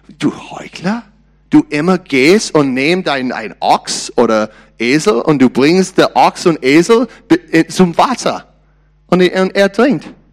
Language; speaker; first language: German; non-native, learner; English